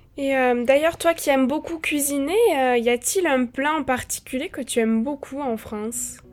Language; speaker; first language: French; native; French